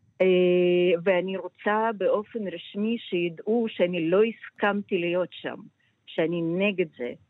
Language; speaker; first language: Hebrew; non-native, fluent; Russian